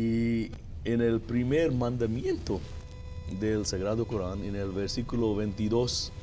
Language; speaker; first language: Spanish; non-native, fluent; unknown